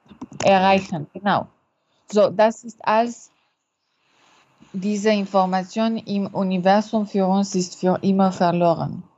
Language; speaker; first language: German; non-native, learner; French